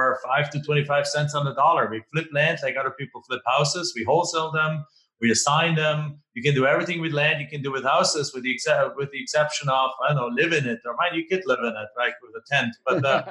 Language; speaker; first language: English; non-native, fluent; German